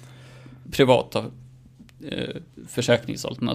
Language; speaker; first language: Swedish; native; Swedish